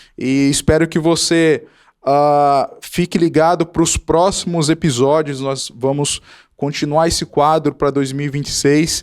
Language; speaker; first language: Portuguese; native; Portuguese